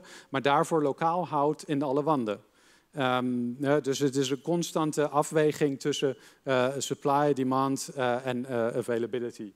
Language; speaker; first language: Dutch; native; Dutch